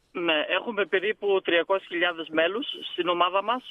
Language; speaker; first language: Greek; early bilingual, heritage; Greek